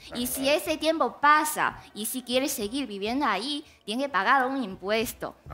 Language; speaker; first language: Spanish; non-native, fluent; Chinese